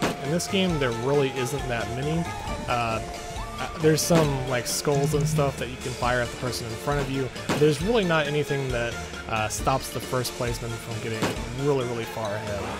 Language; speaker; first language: English; native; English